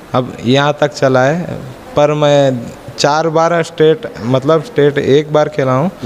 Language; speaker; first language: Hindi; non-native, local second language; Kannada